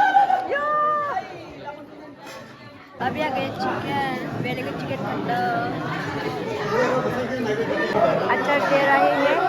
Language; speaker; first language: Hindi; non-native, local second language; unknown